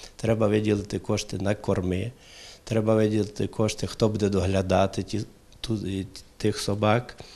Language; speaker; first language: Ukrainian; native; Ukrainian